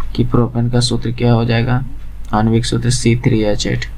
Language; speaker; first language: Hindi; native; Hindi